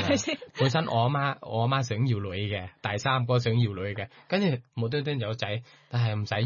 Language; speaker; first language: Cantonese; non-native, learner; Thai